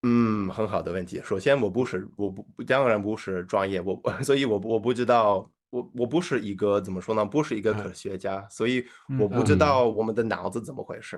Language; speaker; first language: Chinese; non-native, fluent; English